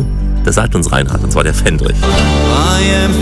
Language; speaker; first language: German; native; German